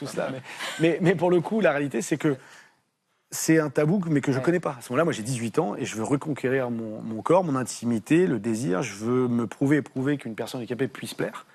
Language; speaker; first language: French; native; French